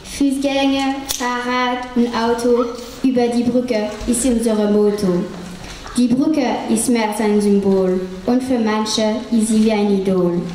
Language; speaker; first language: German; non-native, local second language; French